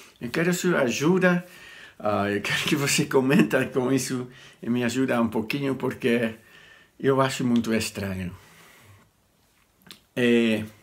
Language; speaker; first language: Portuguese; non-native, learner; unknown